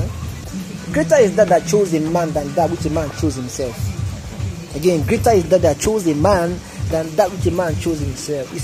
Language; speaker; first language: English; non-native, local second language; Nigerian Pidgin